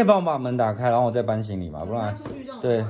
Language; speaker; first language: Chinese; native; Chinese